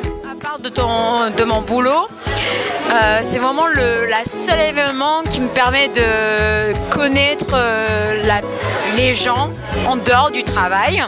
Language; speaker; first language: French; non-native, fluent; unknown